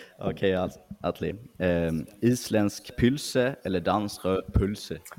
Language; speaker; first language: Swedish; native; Swedish